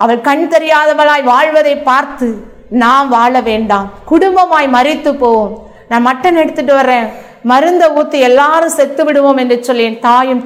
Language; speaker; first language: Tamil; native; Tamil